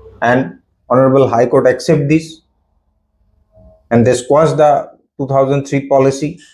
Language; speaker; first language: English; non-native, local second language; Bangla